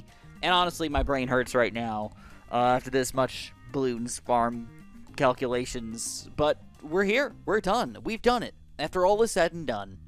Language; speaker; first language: English; native; English